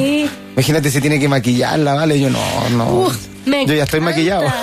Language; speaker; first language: Spanish; native; Spanish